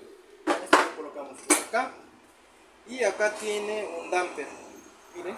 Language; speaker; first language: Spanish; native; Spanish